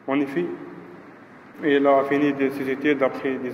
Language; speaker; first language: French; non-native, learner; Arabic